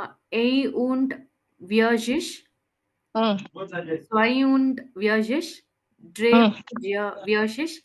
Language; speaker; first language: German; non-native, learner; Tamil